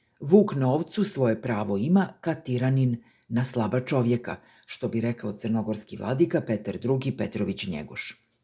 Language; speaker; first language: Serbian; native; Serbian